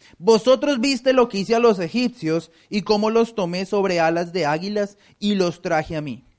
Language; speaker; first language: Spanish; native; Spanish